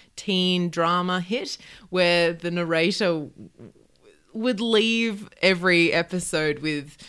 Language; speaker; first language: English; native; English